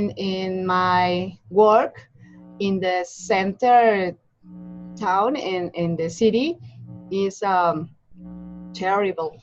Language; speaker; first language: English; non-native, learner; Spanish